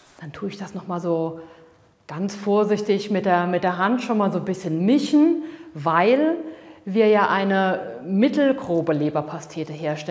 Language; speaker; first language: German; native; German